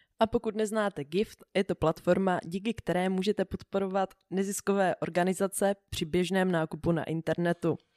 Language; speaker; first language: Czech; native; Czech